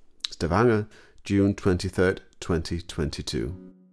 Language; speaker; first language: English; non-native, fluent; Danish